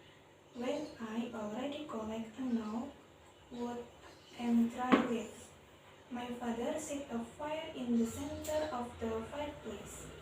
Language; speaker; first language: English; non-native, learner; Indonesian